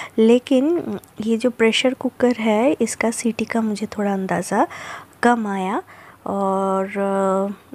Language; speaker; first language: Hindi; non-native, local second language; Bangla